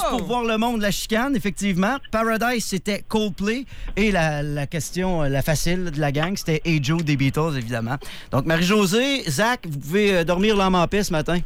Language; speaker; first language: French; native; French